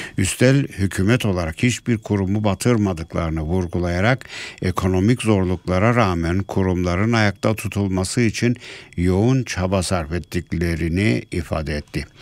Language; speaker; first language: Turkish; native; Turkish